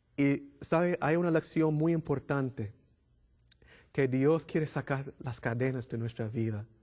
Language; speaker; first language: Spanish; non-native, fluent; English